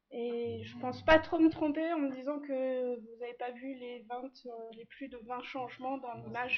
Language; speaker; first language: French; native; French